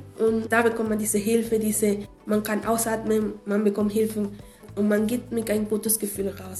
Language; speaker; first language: German; non-native, fluent; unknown